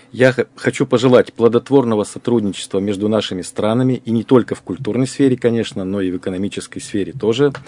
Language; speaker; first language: Russian; native; Russian